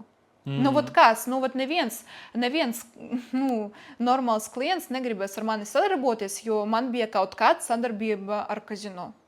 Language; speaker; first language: Latvian; non-native, local second language; Russian